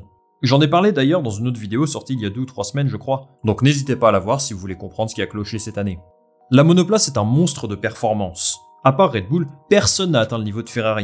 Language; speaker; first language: French; native; French